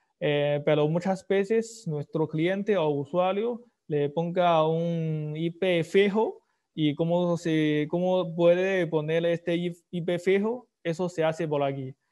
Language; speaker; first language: Spanish; non-native, fluent; Chinese